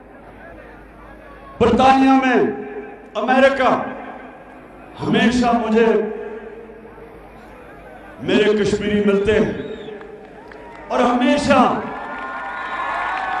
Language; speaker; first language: Urdu; native; Urdu